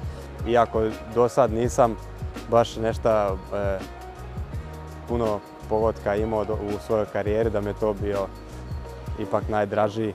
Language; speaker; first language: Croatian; early bilingual, heritage; Croatian